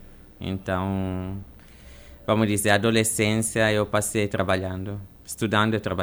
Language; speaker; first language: Portuguese; non-native, fluent; Italian